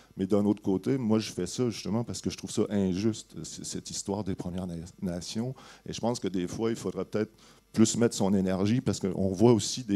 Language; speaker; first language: French; native; French